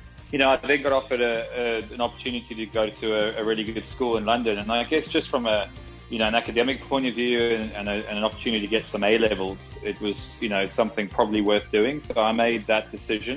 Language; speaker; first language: English; native; English